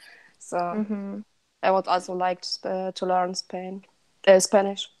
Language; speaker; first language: English; non-native, learner; Russian